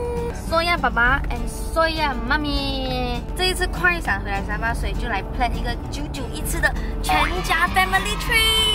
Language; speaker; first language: Chinese; native; Chinese